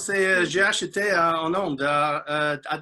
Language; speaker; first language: French; non-native, learner; English